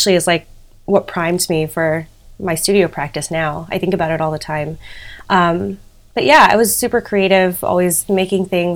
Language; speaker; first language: English; native; English